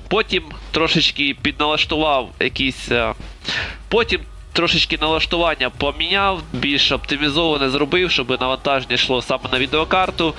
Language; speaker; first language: Ukrainian; non-native, local second language; Russian